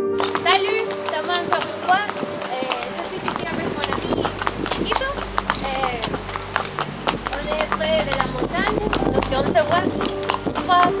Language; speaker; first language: French; non-native, learner; Spanish